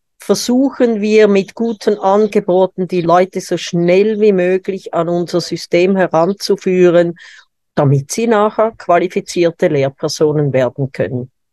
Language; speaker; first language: German; native; German